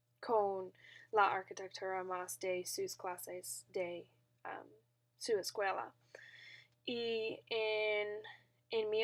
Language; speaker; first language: Spanish; non-native, learner; English